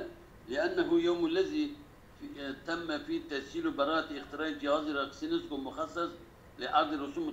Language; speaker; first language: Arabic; non-native, learner; Turkish